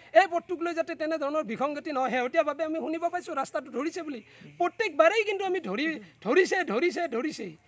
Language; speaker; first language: Assamese; native; Assamese